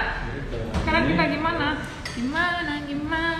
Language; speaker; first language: Indonesian; non-native, fluent; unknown